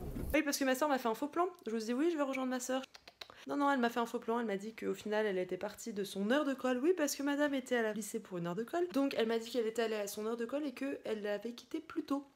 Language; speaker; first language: French; native; French